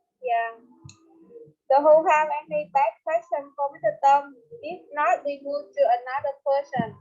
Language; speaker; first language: English; non-native, learner; Vietnamese